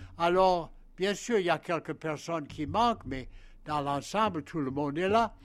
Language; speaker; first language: French; non-native, fluent; English